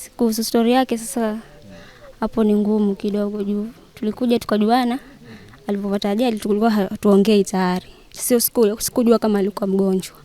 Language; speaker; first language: Swahili; native; Swahili